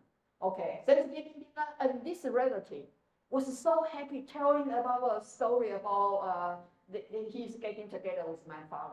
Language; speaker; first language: English; non-native, fluent; Chinese